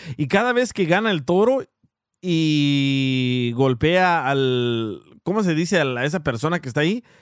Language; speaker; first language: Spanish; early bilingual, heritage; Spanish